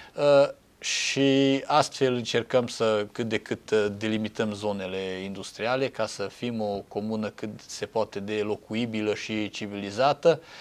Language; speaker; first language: Romanian; non-native, local second language; Hungarian